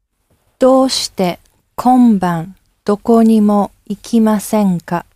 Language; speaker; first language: Japanese; non-native, learner; English